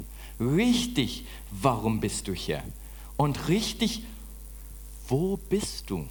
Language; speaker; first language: German; non-native, fluent; English